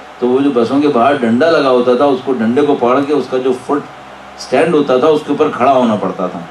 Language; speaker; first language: Urdu; native; Urdu